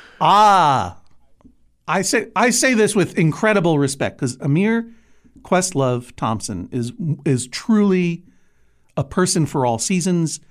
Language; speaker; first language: English; native; English